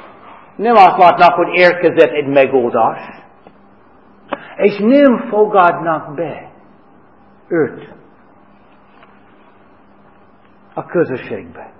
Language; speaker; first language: Hungarian; non-native, fluent; English